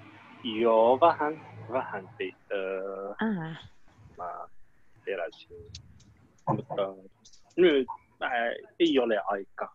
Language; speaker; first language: Finnish; non-native, learner; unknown